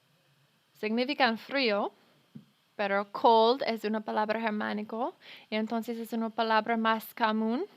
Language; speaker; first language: Spanish; non-native, fluent; English